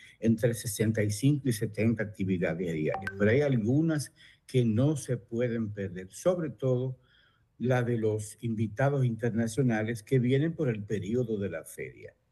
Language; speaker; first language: Spanish; native; Spanish